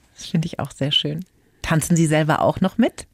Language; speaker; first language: German; native; German